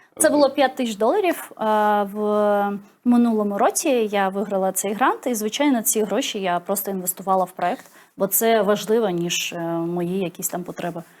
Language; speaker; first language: Ukrainian; non-native, local second language; Crimean Tatar